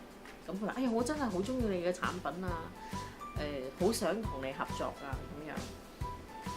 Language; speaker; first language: Cantonese; native; Cantonese